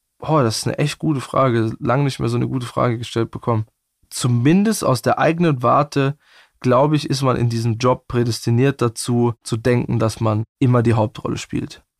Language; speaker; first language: German; native; German